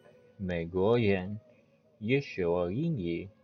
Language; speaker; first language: Chinese; non-native, learner; English